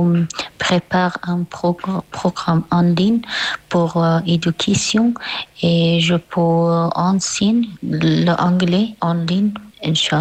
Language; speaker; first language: French; non-native, learner; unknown